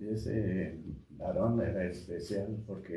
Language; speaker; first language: Spanish; non-native, fluent; French